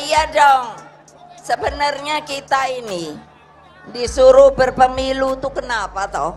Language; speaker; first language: Indonesian; native; Indonesian